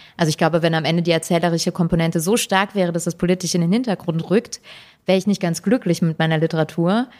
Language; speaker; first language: German; native; German